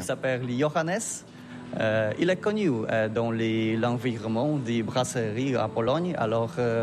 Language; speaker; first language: French; non-native, learner; Polish